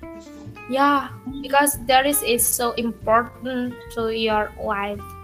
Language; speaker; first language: English; non-native, learner; Indonesian